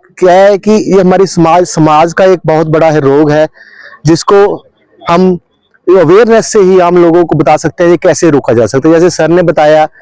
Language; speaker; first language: Hindi; non-native, local second language; Punjabi